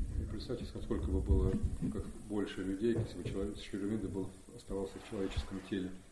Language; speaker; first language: Russian; native; Russian